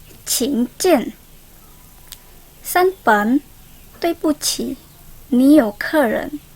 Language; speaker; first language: Chinese; non-native, learner; Indonesian